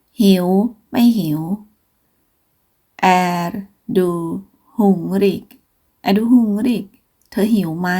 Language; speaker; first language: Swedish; non-native, fluent; Thai